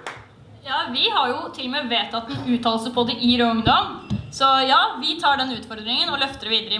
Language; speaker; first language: Norwegian; native; Norwegian